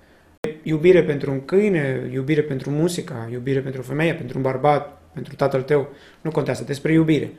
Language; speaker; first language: Romanian; non-native, fluent; Spanish